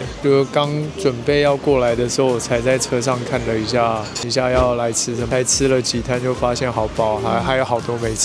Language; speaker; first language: Chinese; native; Chinese